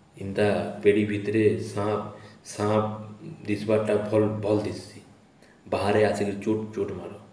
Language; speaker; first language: Odia; native; Odia